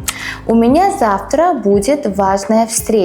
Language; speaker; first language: Russian; non-native, fluent; Uzbek